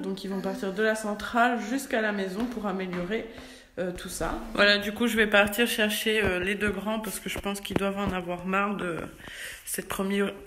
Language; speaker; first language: French; native; French